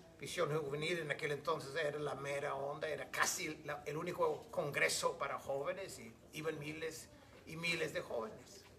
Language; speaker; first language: Spanish; non-native, fluent; English